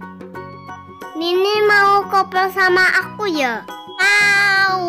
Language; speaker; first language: Indonesian; early bilingual, other home language; Korean